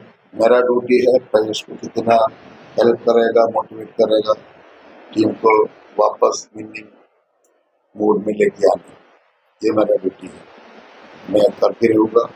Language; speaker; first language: Hindi; non-native, local second language; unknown